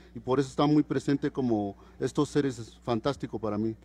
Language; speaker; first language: Spanish; non-native, local second language; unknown